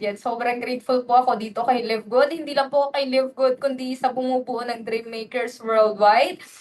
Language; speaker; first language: Filipino; non-native, local second language; Waray